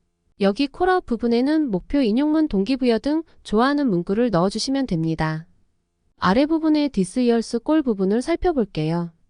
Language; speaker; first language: Korean; native; Korean